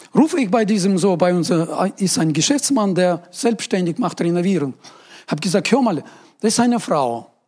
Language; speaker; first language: German; non-native, fluent; Russian